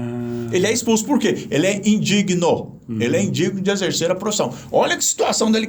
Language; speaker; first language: Portuguese; native; Portuguese